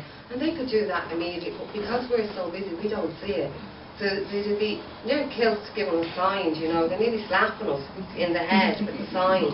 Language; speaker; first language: English; native; English